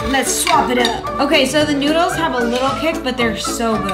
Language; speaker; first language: English; early bilingual, heritage; English